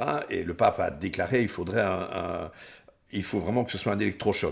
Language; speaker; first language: French; native; French